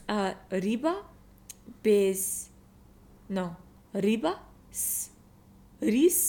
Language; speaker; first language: Russian; non-native, learner; English